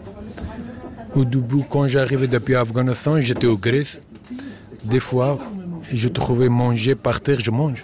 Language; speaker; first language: French; non-native, learner; Persian